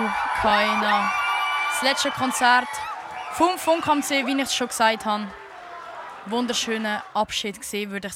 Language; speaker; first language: German; native; German